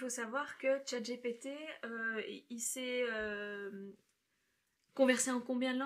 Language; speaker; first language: French; native; French